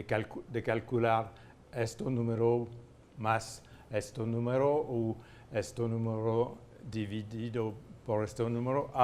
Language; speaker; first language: Spanish; non-native, fluent; French